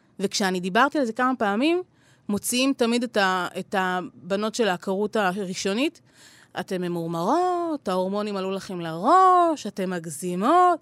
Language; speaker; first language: Hebrew; native; Hebrew